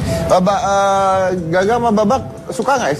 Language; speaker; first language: Indonesian; native; Indonesian